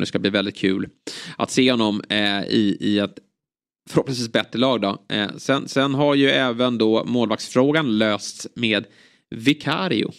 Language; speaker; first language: Swedish; native; Swedish